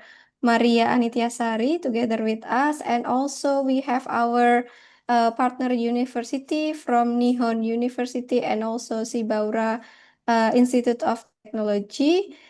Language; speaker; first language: English; non-native, fluent; Indonesian